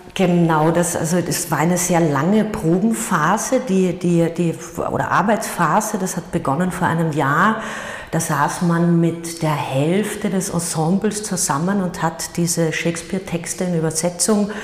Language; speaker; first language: German; native; German